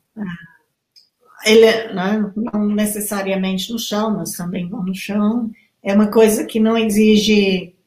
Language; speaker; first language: Portuguese; non-native, fluent; English